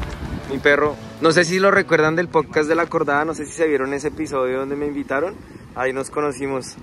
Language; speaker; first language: Spanish; native; Spanish